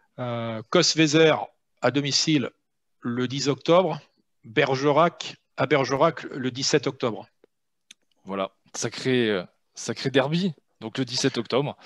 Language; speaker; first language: French; native; French